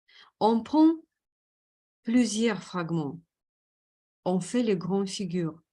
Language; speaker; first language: French; non-native, fluent; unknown